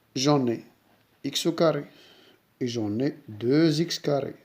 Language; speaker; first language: French; non-native, local second language; Arabic